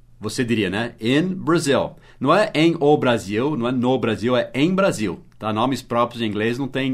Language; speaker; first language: Portuguese; non-native, fluent; English